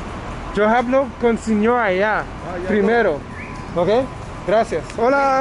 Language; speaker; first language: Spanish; non-native, learner; English